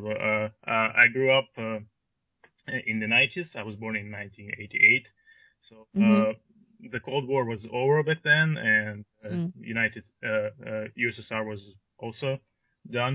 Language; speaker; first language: English; non-native, fluent; Russian